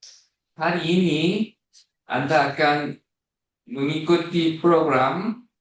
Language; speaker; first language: Indonesian; non-native, fluent; Korean